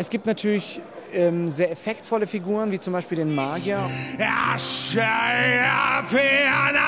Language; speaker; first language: German; native; German